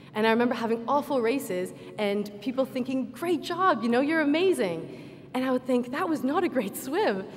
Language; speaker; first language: English; native; English